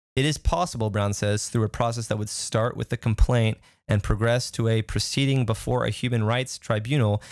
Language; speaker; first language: English; native; English